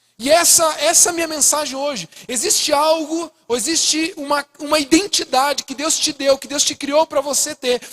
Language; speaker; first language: Portuguese; early bilingual, other home language; Spanish